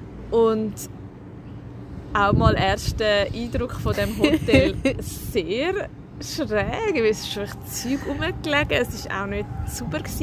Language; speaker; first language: German; native; German